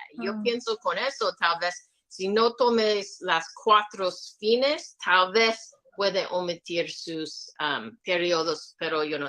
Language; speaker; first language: Spanish; non-native, learner; English